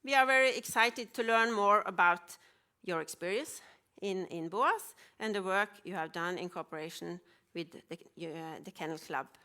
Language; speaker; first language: English; non-native, fluent; Norwegian